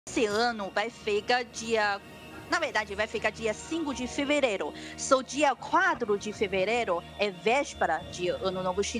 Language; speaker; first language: Portuguese; non-native, learner; Chinese